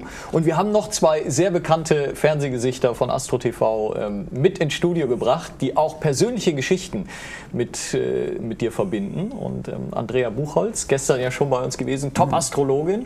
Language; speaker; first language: German; native; German